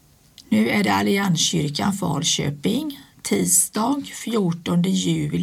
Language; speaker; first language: Swedish; native; Swedish